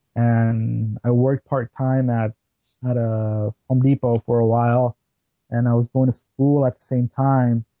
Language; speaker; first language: English; early bilingual, other home language; Spanish